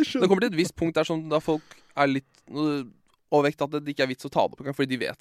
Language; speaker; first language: Norwegian; native; Norwegian